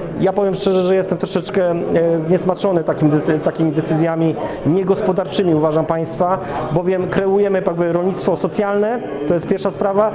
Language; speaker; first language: Polish; native; Polish